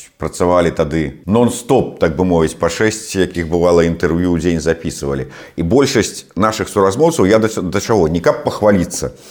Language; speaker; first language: Belarusian; non-native, local second language; Russian